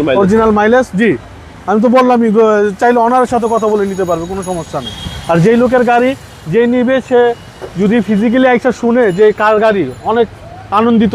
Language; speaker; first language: Bangla; native; Bangla